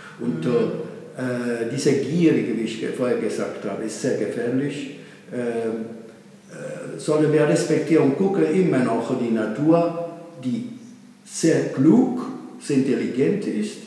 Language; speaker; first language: German; non-native, learner; Italian